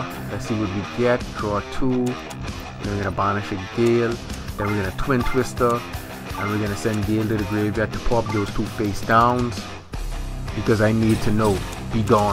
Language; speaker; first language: English; native; English